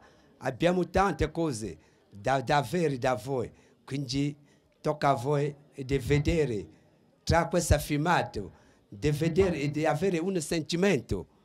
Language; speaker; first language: Italian; non-native, fluent; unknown